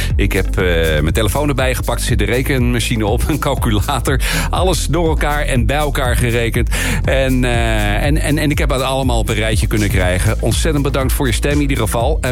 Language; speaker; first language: Dutch; native; Dutch